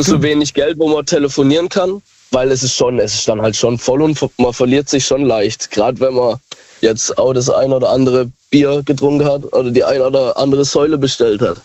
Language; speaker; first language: German; native; German